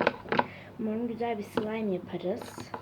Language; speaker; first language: Turkish; native; Turkish